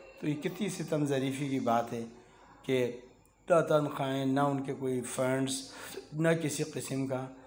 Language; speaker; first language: Urdu; native; Urdu